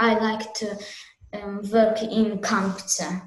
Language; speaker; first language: English; non-native, learner; Azerbaijani